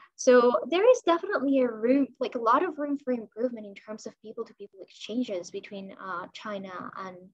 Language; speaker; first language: English; non-native, fluent; Chinese